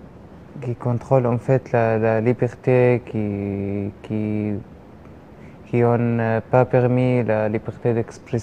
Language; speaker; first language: French; non-native, learner; Arabic